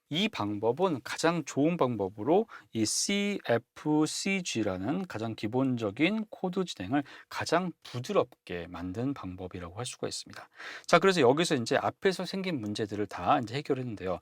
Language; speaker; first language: Korean; native; Korean